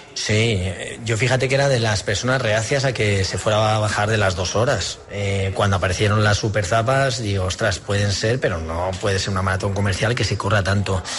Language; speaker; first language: Spanish; native; Spanish